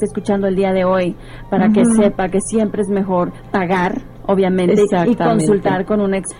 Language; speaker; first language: Spanish; native; Spanish